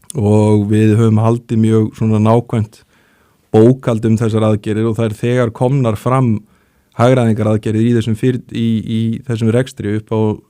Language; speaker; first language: Icelandic; native; Icelandic